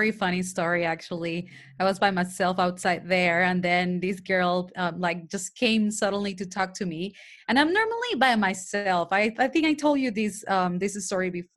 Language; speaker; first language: English; non-native, fluent; Spanish